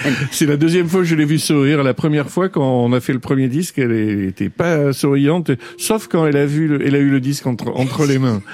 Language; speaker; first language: French; native; French